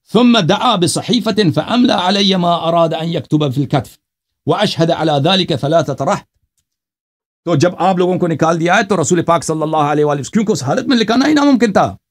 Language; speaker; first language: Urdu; non-native, fluent; Persian